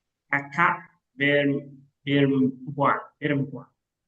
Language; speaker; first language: Indonesian; non-native, learner; Arabic